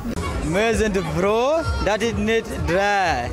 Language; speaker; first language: German; non-native, learner; Bangla